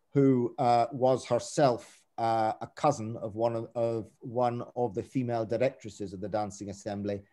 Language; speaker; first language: English; native; English